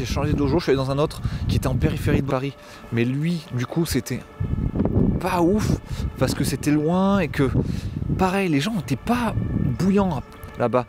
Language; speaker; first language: French; native; French